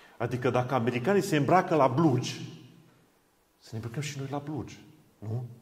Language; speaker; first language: Romanian; non-native, local second language; Hungarian